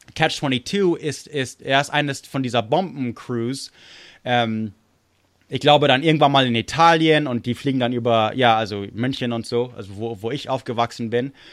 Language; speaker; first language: German; non-native, fluent; English